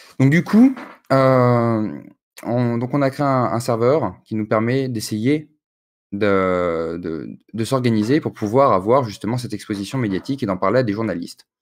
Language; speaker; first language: French; native; French